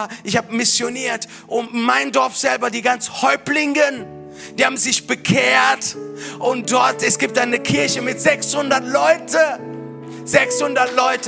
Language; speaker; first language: German; non-native, fluent; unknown